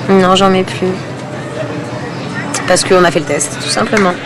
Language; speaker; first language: French; native; French